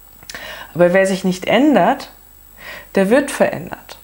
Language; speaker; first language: German; native; German